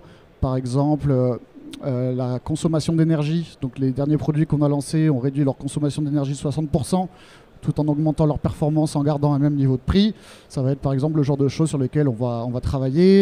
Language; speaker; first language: French; native; French